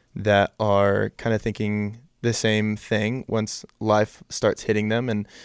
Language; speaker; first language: English; native; English